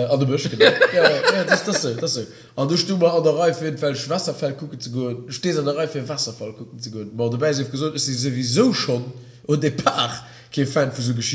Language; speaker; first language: German; native; German